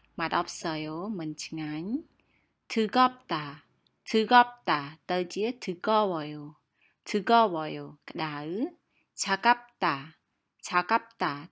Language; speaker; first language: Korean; non-native, fluent; Khmer